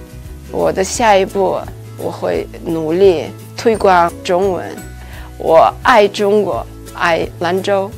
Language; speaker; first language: Chinese; non-native, fluent; Turkmen